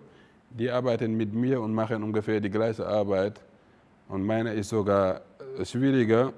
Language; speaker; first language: German; non-native, fluent; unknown